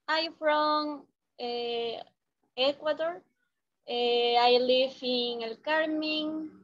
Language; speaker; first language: English; non-native, learner; Spanish